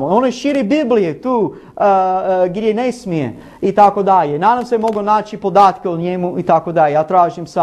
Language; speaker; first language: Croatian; non-native, learner; English